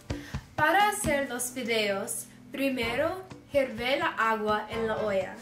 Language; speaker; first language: Spanish; non-native, learner; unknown